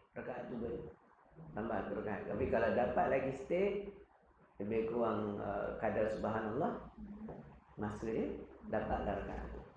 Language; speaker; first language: Malay; native; Malay